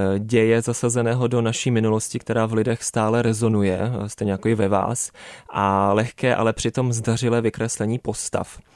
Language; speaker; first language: Czech; native; Czech